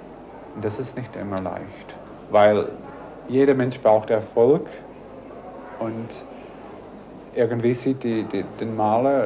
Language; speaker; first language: German; non-native, fluent; English